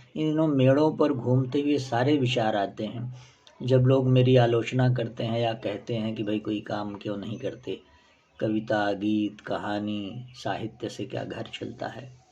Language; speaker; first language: Hindi; native; Hindi